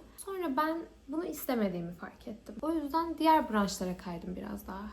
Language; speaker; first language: Turkish; early bilingual, heritage; Turkish